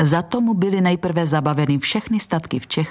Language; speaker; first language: Czech; native; Czech